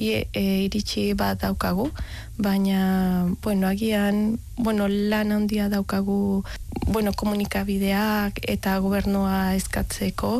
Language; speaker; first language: Basque; non-native, learner; Spanish